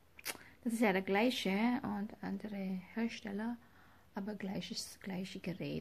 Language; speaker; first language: German; non-native, learner; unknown